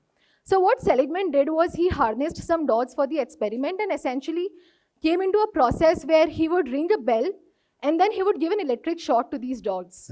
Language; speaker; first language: English; non-native, local second language; Hindi